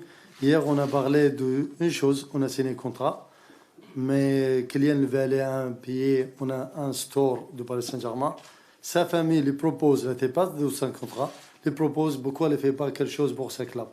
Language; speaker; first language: French; non-native, learner; Arabic